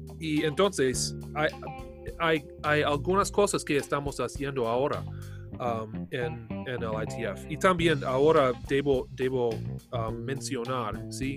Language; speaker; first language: Spanish; non-native, learner; English